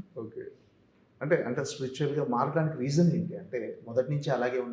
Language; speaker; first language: Telugu; native; Telugu